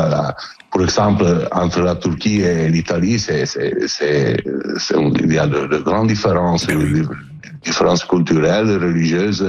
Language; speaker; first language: French; non-native, learner; Italian